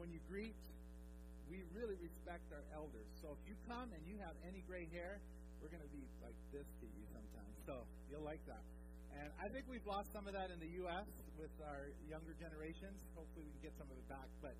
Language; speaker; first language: English; native; English